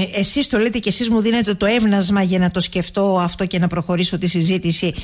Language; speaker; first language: Greek; native; Greek